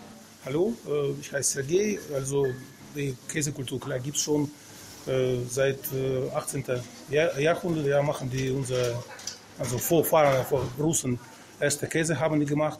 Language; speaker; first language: German; non-native, fluent; Russian